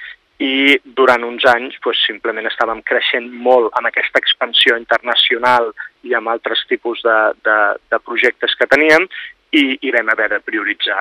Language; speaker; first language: Catalan; native; Catalan